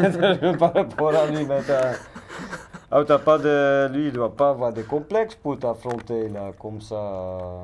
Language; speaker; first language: French; non-native, learner; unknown